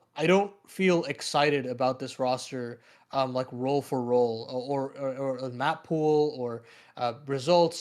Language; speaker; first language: English; native; English